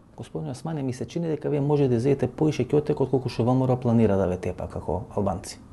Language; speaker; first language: Macedonian; non-native, local second language; Albanian